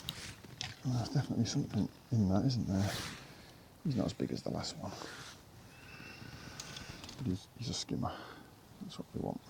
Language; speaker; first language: English; native; English